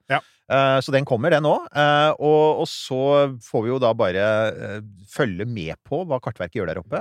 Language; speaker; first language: Norwegian; early bilingual, other home language; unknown